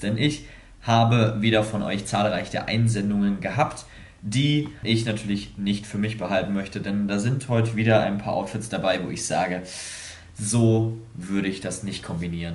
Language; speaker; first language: German; native; German